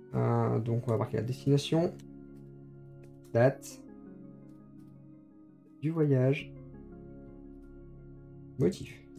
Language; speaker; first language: French; native; French